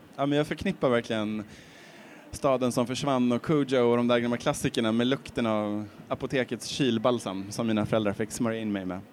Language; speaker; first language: Swedish; native; Swedish